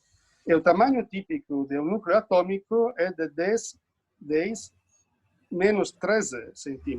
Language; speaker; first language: Portuguese; non-native, fluent; Italian